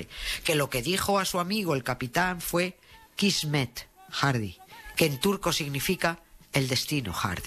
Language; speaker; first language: Spanish; native; Spanish